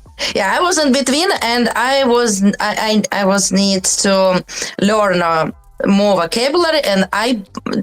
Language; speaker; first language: English; non-native, learner; Russian